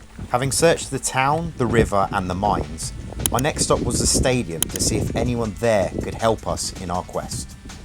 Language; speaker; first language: English; native; English